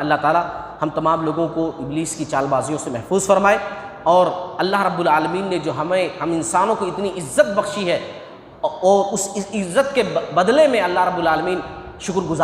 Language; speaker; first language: Urdu; native; Urdu